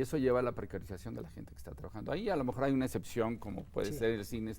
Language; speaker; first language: Spanish; native; Spanish